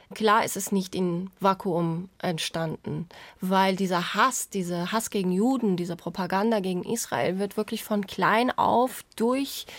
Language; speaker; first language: German; non-native, fluent; Persian